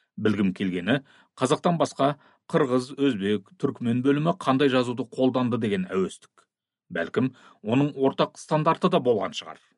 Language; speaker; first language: Kazakh; native; Kazakh